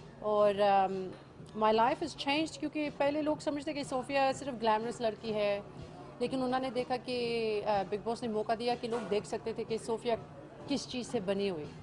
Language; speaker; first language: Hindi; early bilingual, heritage; English